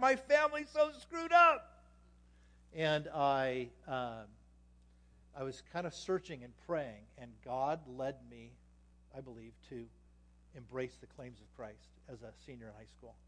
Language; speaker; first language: English; native; English